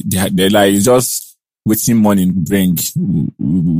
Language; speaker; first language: English; non-native, local second language; Igbo